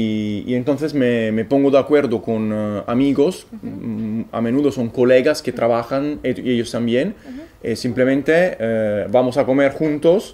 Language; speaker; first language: Spanish; non-native, fluent; Italian